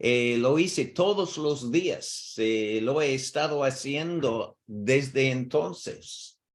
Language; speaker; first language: Spanish; non-native, learner; English